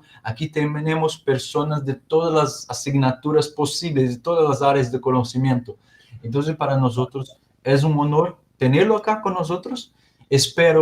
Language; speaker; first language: Spanish; non-native, learner; Portuguese